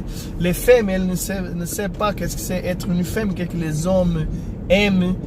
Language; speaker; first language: French; non-native, fluent; Portuguese